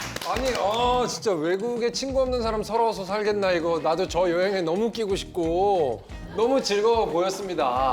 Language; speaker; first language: Korean; native; Korean